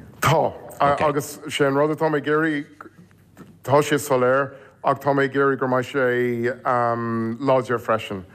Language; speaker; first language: Irish; non-native, local second language; English